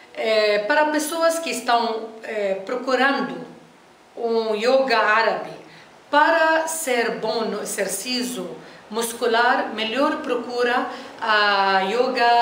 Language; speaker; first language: Portuguese; non-native, fluent; Arabic